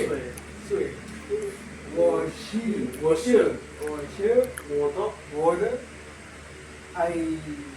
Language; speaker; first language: Chinese; non-native, learner; Indonesian